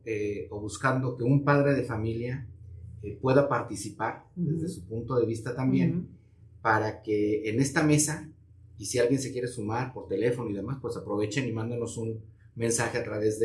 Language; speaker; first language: Spanish; native; Spanish